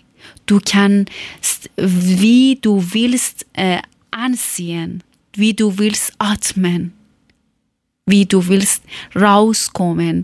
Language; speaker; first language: German; non-native, learner; Persian